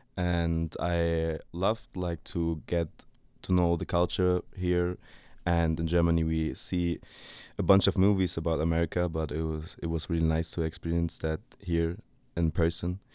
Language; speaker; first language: English; non-native, fluent; German